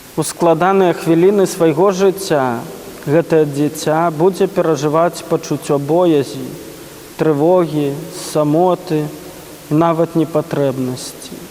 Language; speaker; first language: Belarusian; native; Belarusian